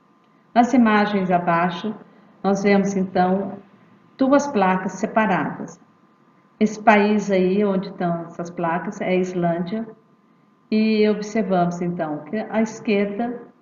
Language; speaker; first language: Portuguese; native; Portuguese